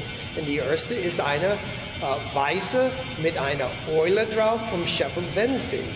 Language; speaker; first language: German; non-native, fluent; English